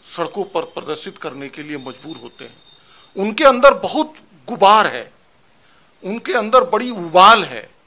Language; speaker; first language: Hindi; native; Hindi